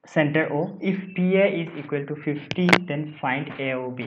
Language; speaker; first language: English; non-native, local second language; Assamese